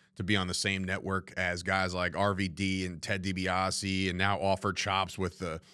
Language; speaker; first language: English; native; English